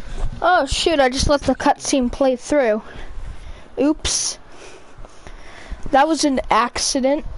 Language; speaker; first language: English; native; English